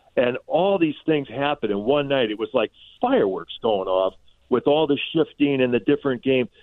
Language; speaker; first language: English; native; English